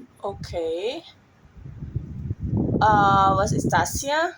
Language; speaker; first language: German; non-native, fluent; Thai